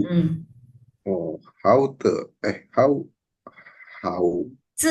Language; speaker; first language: Chinese; non-native, learner; Indonesian